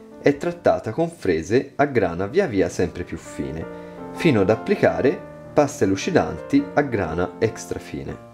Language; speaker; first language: Italian; native; Italian